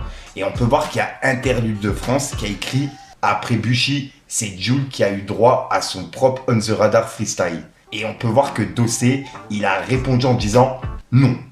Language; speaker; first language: French; native; French